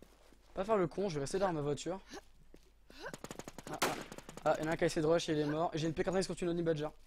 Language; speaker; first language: French; native; French